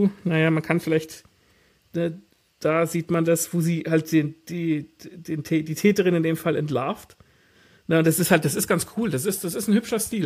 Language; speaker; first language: German; native; German